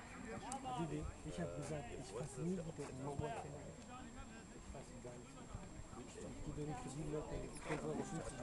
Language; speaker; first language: German; non-native, learner; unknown